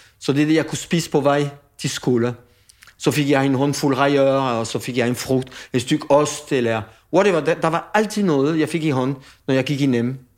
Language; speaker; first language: Danish; non-native, fluent; French